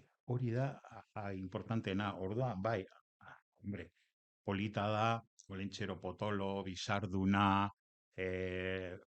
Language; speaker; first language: Basque; non-native, local second language; Spanish